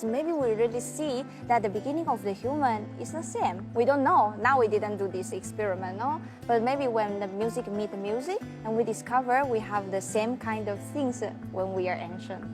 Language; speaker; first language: English; non-native, learner; Chinese